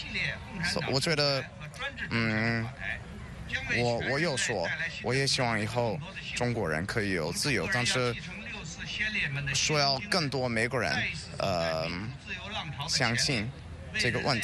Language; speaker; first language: Chinese; non-native, learner; English